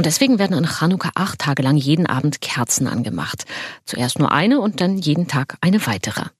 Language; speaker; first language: German; native; German